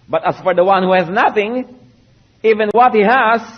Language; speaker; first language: English; non-native, local second language; Filipino